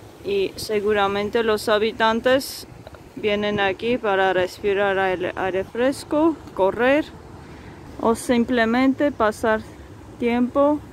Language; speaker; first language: Spanish; non-native, fluent; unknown